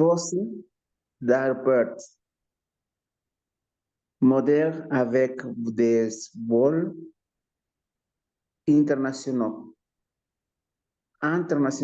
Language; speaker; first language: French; non-native, learner; Spanish